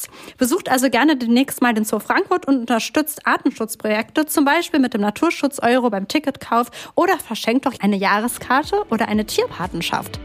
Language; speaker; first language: German; native; German